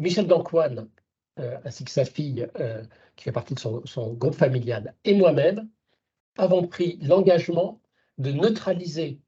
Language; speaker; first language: French; native; French